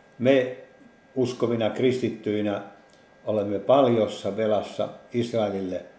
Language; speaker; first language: Finnish; native; Finnish